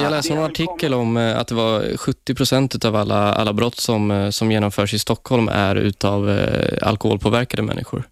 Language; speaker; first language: Swedish; native; Swedish